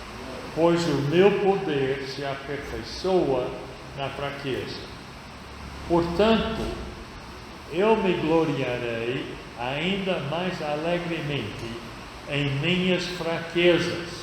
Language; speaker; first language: Portuguese; non-native, fluent; English